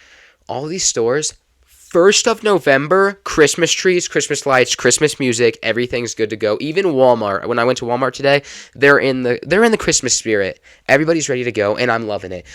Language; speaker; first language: English; native; English